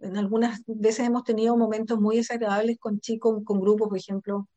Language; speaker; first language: Spanish; native; Spanish